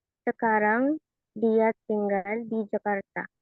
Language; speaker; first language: Indonesian; non-native, learner; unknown